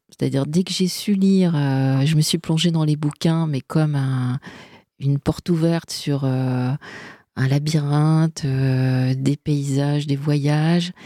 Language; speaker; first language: French; native; French